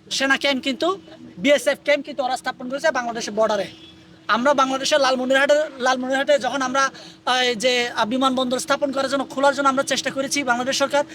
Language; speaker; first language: Bangla; non-native, local second language; Marma